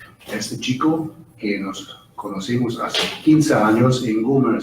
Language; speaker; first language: Spanish; non-native, fluent; German